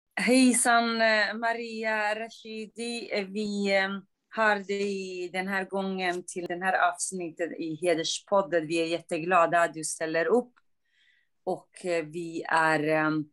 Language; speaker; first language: Swedish; non-native, fluent; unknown